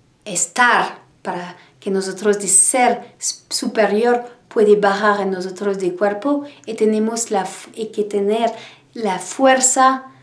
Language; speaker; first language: Spanish; non-native, learner; French